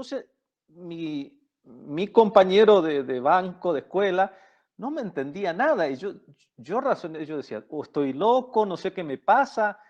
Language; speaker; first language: Spanish; non-native, local second language; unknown